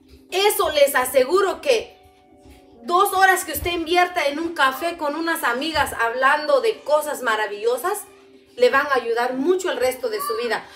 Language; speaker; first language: Spanish; non-native, fluent; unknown